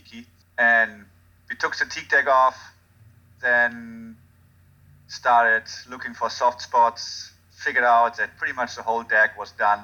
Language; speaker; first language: English; non-native, fluent; German